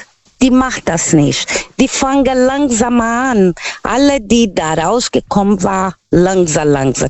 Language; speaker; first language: German; non-native, learner; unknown